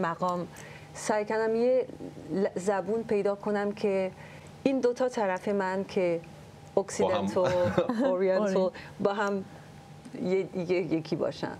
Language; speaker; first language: Persian; early bilingual, heritage; French